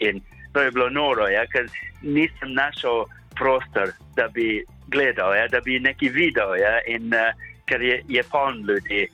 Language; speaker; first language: Slovenian; non-native, learner; English